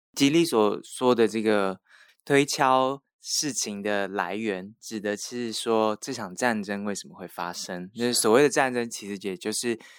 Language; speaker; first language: Chinese; native; Chinese